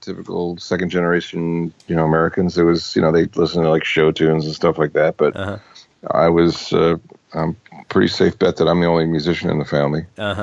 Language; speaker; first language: English; native; English